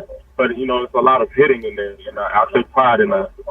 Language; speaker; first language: English; native; English